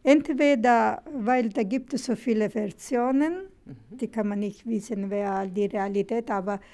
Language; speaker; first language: German; non-native, learner; Italian